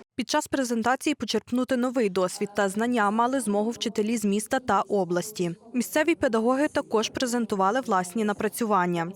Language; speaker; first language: Ukrainian; native; Ukrainian